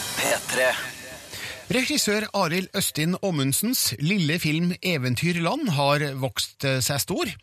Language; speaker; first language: Norwegian; native; Norwegian